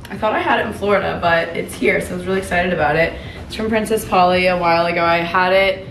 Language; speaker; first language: English; native; English